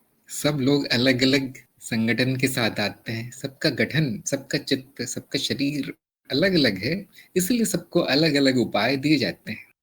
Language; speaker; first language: Hindi; native; Hindi